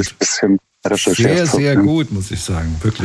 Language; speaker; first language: German; native; German